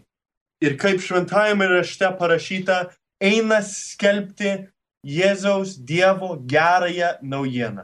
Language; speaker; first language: Lithuanian; early bilingual, heritage; Lithuanian